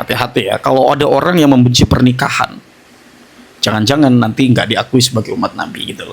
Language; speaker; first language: Indonesian; native; Indonesian